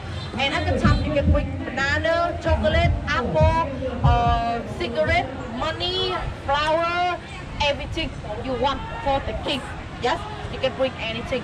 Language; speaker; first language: English; non-native, learner; Vietnamese